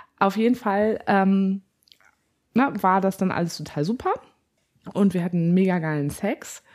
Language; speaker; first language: German; native; German